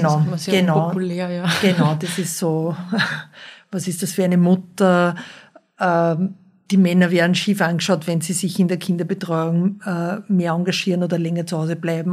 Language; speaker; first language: German; native; German